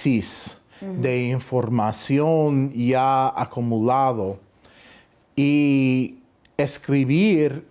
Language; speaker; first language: Spanish; non-native, fluent; English